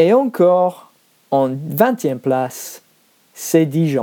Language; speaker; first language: French; non-native, learner; English